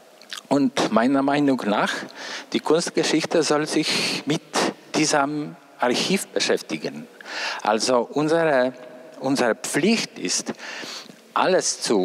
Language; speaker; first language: German; non-native, fluent; Polish